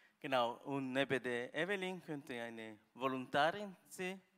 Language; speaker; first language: German; non-native, learner; Spanish